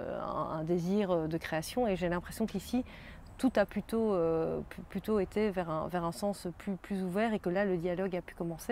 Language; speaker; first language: French; native; French